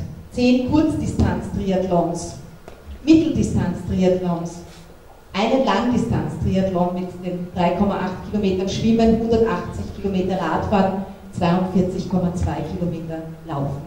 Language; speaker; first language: German; native; German